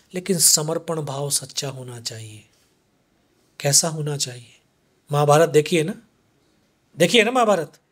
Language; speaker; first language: Hindi; native; Hindi